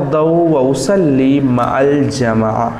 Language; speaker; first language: Arabic; non-native, fluent; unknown